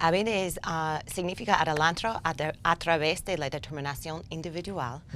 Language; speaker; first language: Spanish; non-native, learner; English